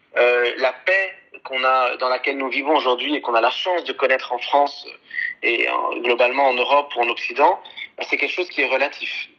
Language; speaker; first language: French; early bilingual, other home language; Arabic